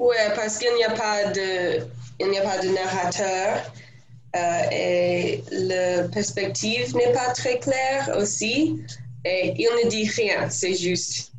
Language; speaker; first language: French; non-native, learner; English